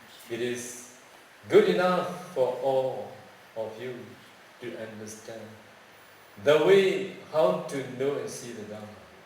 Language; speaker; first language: English; non-native, fluent; Burmese